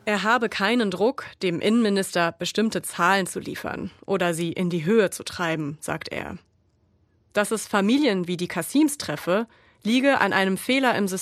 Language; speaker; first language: German; native; German